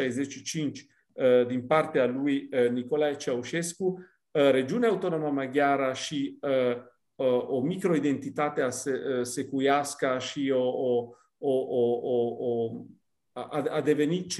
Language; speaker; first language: Romanian; non-native, fluent; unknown